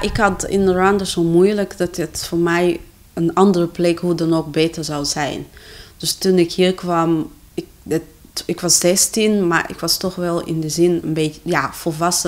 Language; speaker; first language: Dutch; non-native, fluent; Kinyarwanda